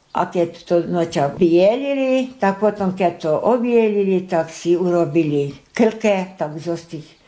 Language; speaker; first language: Slovak; native; Slovak